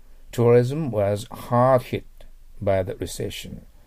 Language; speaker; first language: English; non-native, fluent; Japanese